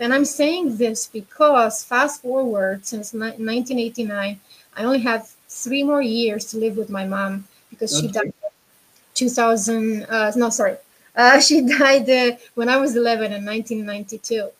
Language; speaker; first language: English; non-native, fluent; Romanian